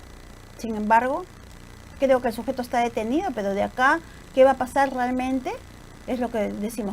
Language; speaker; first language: Spanish; native; Spanish